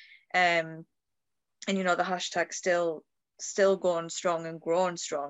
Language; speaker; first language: English; native; English